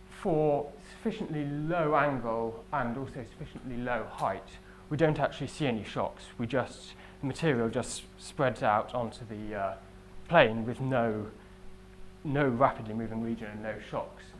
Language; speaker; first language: English; native; English